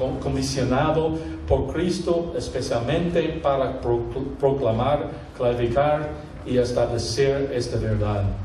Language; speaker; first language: Spanish; non-native, fluent; English